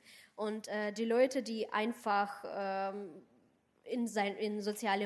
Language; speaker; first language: German; non-native, fluent; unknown